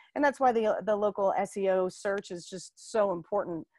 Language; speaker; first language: English; native; English